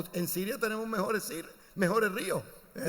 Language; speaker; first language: Spanish; native; Spanish